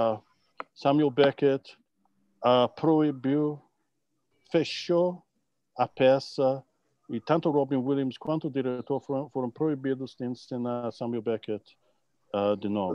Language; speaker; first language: Portuguese; non-native, fluent; English